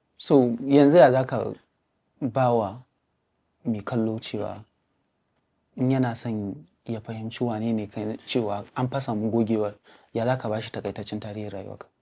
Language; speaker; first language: Hausa; native; Hausa